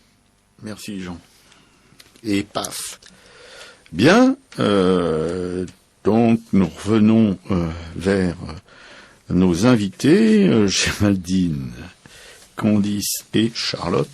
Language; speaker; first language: French; native; French